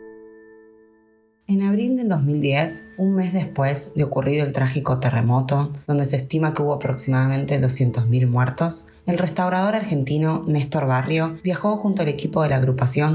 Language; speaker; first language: Spanish; native; Spanish